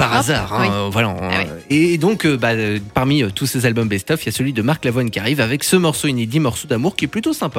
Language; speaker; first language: French; native; French